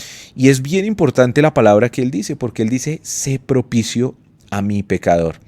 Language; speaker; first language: Spanish; native; Spanish